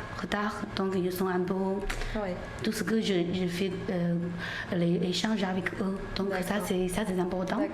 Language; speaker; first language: French; non-native, learner; Chinese